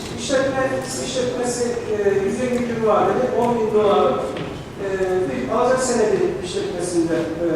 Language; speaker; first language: Turkish; native; Turkish